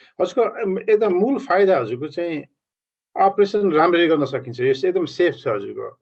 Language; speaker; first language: Nepali; native; Nepali